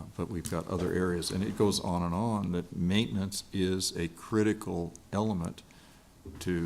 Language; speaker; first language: English; native; English